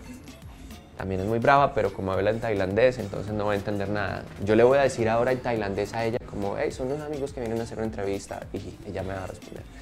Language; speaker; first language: Spanish; native; Spanish